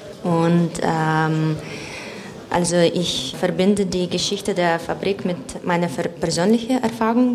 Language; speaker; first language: German; non-native, fluent; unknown